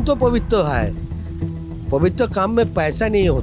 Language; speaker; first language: Hindi; non-native, local second language; Bangla